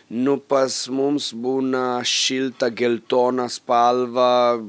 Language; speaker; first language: Lithuanian; non-native, fluent; Italian